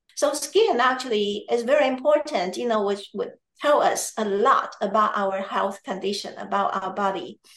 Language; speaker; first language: English; non-native, fluent; Chinese